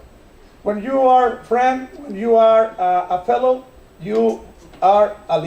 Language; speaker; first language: English; non-native, learner; Spanish